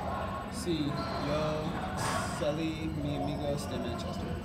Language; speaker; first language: Spanish; non-native, learner; English